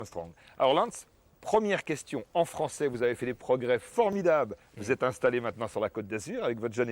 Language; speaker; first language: French; native; French